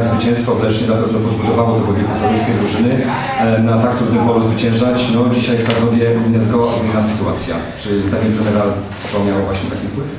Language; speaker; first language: Polish; native; Polish